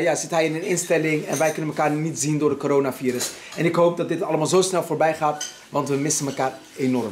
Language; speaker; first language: Dutch; early bilingual, other home language; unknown